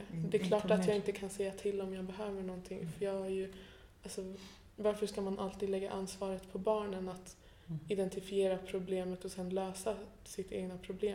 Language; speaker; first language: Swedish; early bilingual, other home language; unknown